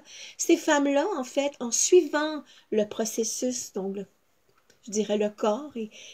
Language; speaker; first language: French; native; French